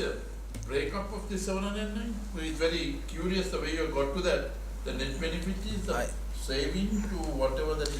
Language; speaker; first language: English; non-native, local second language; Sinhala